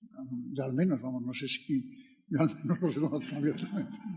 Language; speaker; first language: Spanish; native; Spanish